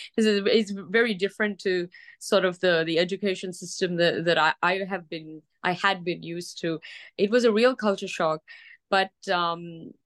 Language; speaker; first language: English; early bilingual, other home language; Arabic